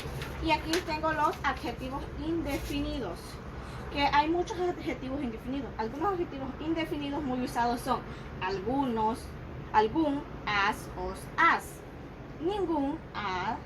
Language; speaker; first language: Spanish; native; Spanish